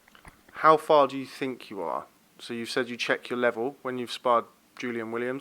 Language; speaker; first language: English; native; English